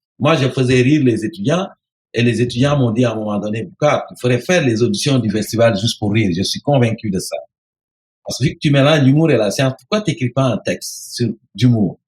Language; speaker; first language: French; non-native, local second language; Serer